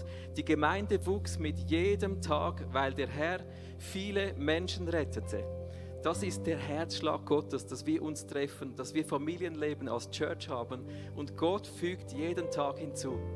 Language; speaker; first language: German; native; German